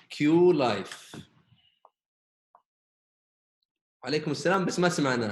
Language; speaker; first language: Arabic; native; Arabic